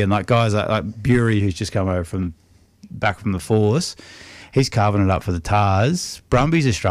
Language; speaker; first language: English; native; English